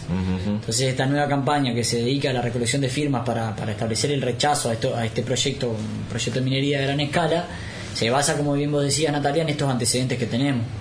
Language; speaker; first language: Spanish; native; Spanish